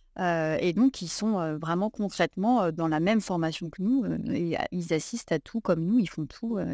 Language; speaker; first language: French; native; French